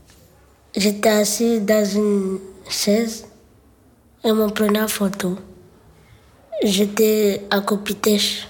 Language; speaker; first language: French; non-native, local second language; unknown